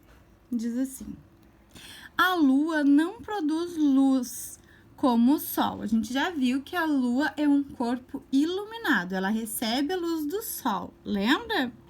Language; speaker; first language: Portuguese; native; Portuguese